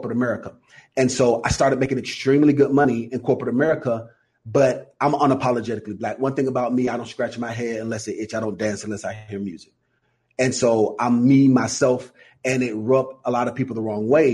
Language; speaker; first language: English; native; English